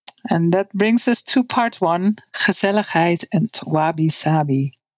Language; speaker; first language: English; non-native, fluent; Dutch